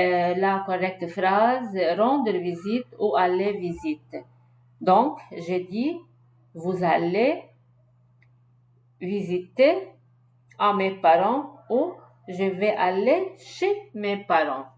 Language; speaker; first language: French; non-native, learner; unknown